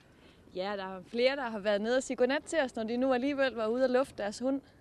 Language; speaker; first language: Danish; native; Danish